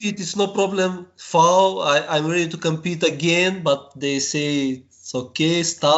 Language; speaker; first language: English; non-native, learner; Bulgarian